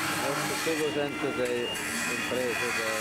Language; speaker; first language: Portuguese; non-native, learner; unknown